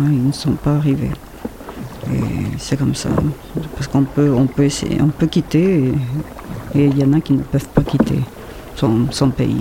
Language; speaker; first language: French; non-native, fluent; Spanish